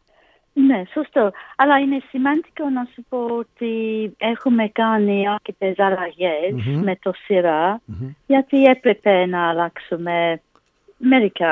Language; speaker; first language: Greek; non-native, learner; English